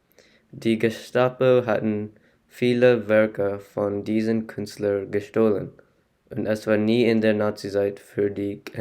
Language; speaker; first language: German; non-native, learner; English